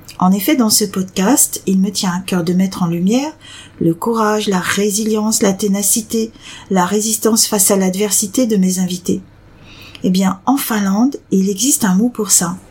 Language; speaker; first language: French; native; French